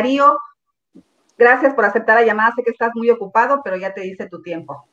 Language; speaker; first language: Spanish; native; Spanish